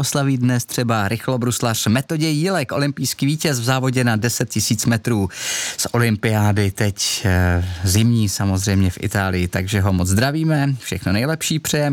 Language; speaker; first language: Czech; native; Czech